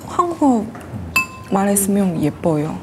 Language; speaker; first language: Korean; non-native, learner; Chinese